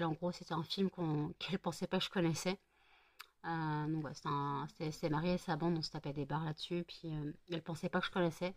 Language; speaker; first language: French; native; French